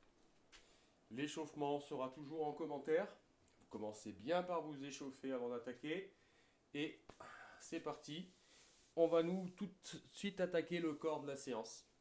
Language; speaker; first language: French; native; French